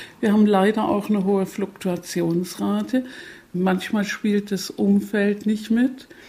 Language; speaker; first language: German; native; German